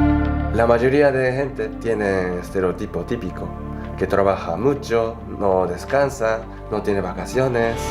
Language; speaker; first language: Spanish; non-native, learner; Japanese